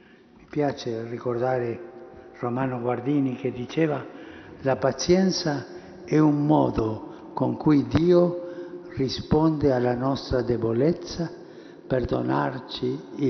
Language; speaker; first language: Italian; early bilingual, heritage; Spanish